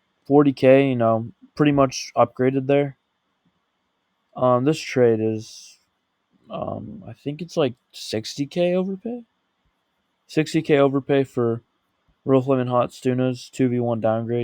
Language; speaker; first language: English; native; English